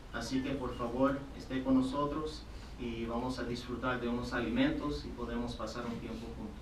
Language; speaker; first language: Spanish; early bilingual, heritage; Spanish